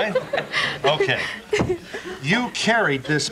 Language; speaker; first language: English; native; English